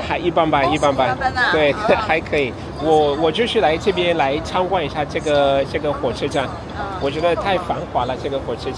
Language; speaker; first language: Chinese; non-native, fluent; English